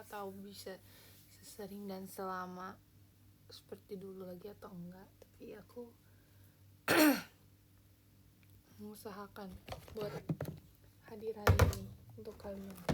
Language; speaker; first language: Indonesian; native; Indonesian